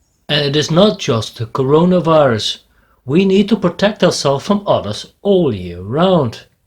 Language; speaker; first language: English; non-native, fluent; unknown